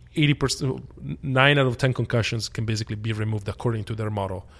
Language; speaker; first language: English; early bilingual, other home language; Italian